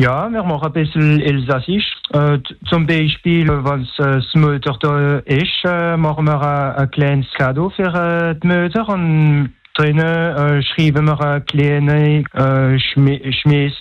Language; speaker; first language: German; non-native, local second language; French